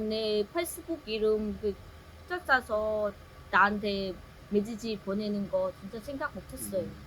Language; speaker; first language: Korean; non-native, learner; Vietnamese